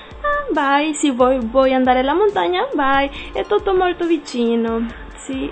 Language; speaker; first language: Italian; non-native, learner; Spanish